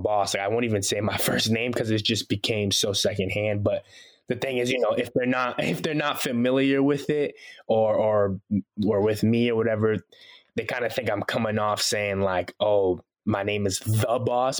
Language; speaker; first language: English; early bilingual, other home language; Haitian Creole